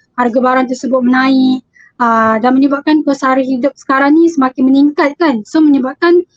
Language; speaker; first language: Malay; native; Malay